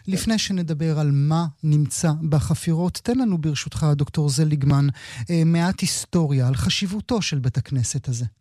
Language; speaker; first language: Hebrew; native; Hebrew